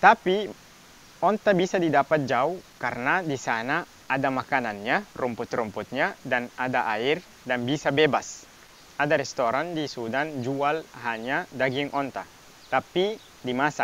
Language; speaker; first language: Indonesian; non-native, fluent; Arabic